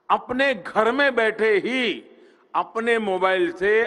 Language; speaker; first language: Hindi; non-native, local second language; Gujarati